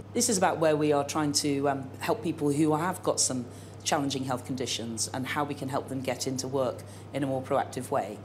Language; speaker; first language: English; native; English